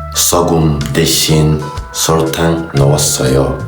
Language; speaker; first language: Korean; non-native, learner; Kinyarwanda